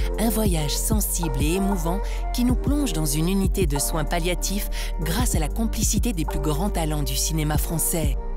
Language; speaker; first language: French; native; French